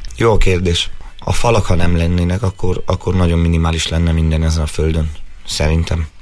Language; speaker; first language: Hungarian; native; Hungarian